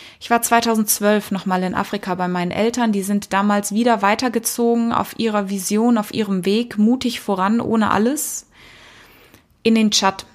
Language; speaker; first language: German; early bilingual, heritage; German